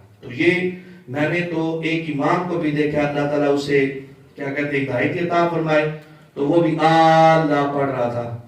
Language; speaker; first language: Urdu; non-native, local second language; Punjabi